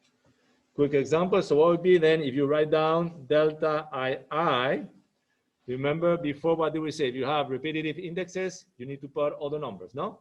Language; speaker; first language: English; non-native, fluent; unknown